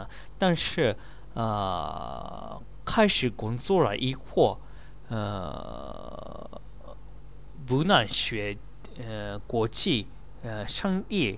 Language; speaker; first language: Chinese; non-native, learner; Japanese